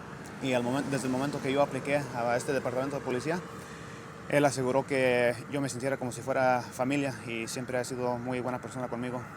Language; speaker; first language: Spanish; early bilingual, heritage; Spanish